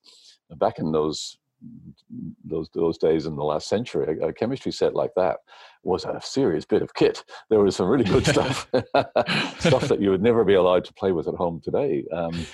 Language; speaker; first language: English; native; English